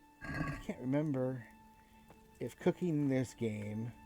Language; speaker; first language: English; native; English